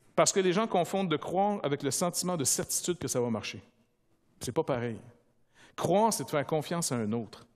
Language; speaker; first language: French; native; French